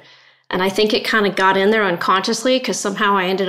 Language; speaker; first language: English; native; English